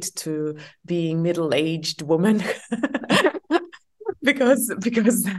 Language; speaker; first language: English; non-native, fluent; Estonian